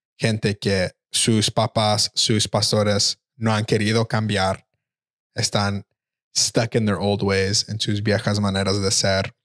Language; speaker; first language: Spanish; early bilingual, heritage; Spanish